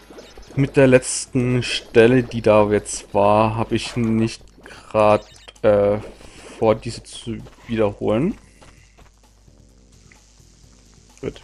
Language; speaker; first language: German; native; German